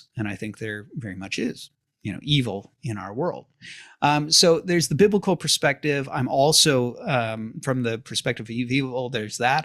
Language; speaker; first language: English; native; English